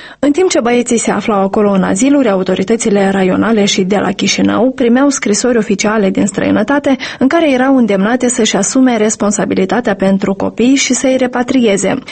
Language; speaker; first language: Romanian; native; Romanian